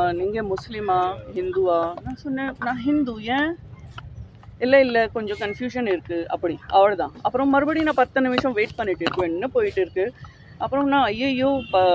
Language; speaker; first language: Tamil; non-native, learner; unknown